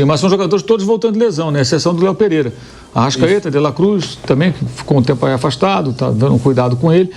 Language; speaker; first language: Portuguese; native; Portuguese